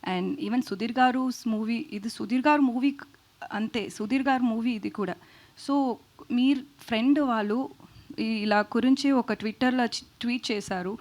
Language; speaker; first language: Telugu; non-native, learner; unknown